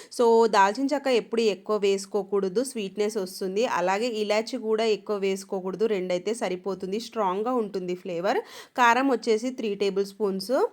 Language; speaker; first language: Telugu; native; Telugu